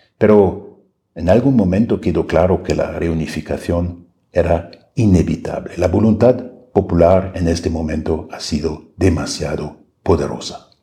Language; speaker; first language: Spanish; non-native, fluent; German